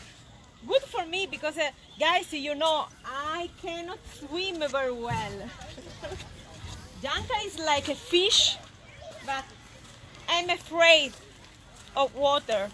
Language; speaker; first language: English; non-native, learner; Italian